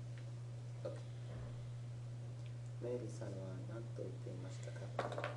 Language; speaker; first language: Japanese; non-native, learner; English